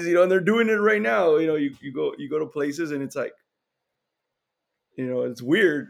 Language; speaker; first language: English; early bilingual, other home language; Spanish